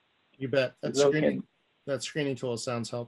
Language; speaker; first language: English; native; English